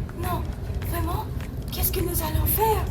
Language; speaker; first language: French; non-native, learner; English